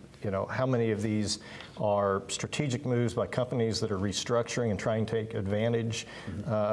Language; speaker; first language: English; native; English